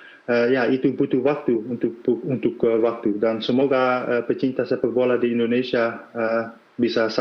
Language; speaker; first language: Indonesian; non-native, fluent; Dutch